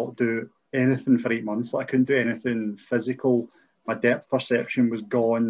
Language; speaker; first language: English; native; English